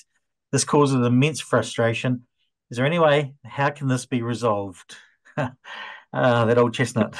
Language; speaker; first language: English; native; English